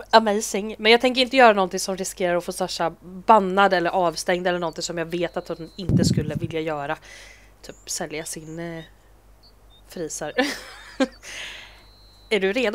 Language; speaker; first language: Swedish; native; Swedish